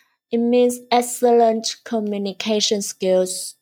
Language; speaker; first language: English; non-native, fluent; Chinese